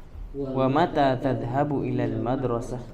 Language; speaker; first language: Arabic; non-native, learner; Indonesian